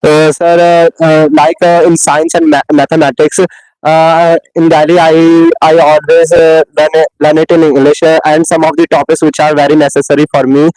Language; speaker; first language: English; non-native, learner; Hindi